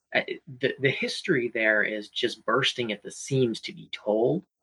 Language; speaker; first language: English; native; English